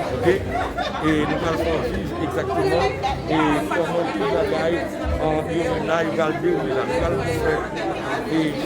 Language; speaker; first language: French; non-native, local second language; Haitian Creole